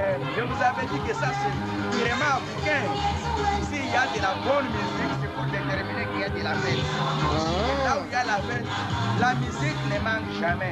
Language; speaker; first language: French; non-native, local second language; Swahili